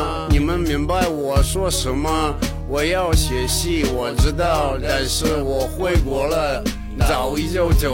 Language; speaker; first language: Chinese; non-native, learner; Russian